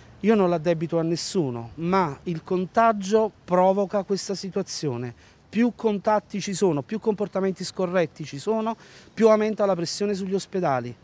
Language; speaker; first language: Italian; native; Italian